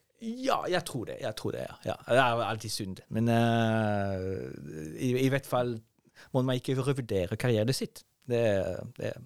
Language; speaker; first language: Norwegian; non-native, fluent; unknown